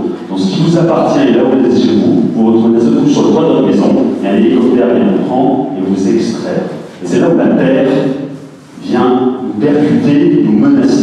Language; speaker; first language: French; native; French